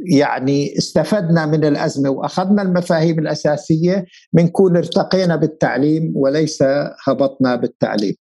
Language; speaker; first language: Arabic; native; Arabic